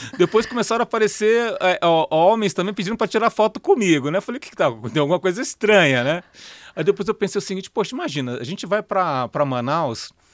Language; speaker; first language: Portuguese; native; Portuguese